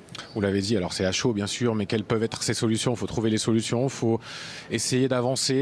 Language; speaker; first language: French; native; French